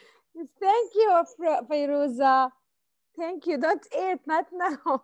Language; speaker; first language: English; non-native, fluent; Arabic